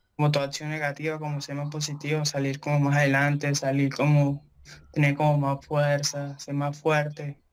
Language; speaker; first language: Spanish; native; Spanish